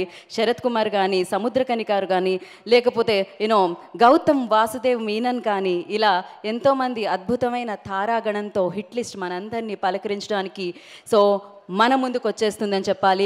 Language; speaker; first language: Telugu; native; Telugu